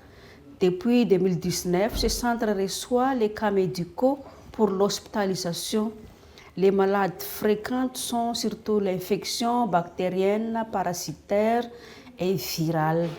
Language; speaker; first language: French; non-native, local second language; Malagasy